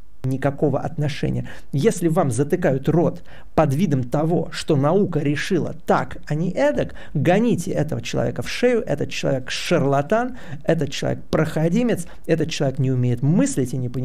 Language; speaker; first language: Russian; native; Russian